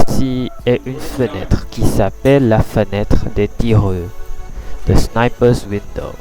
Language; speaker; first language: French; non-native, learner; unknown